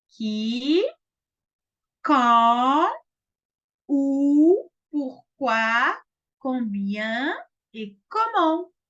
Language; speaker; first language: French; non-native, fluent; Portuguese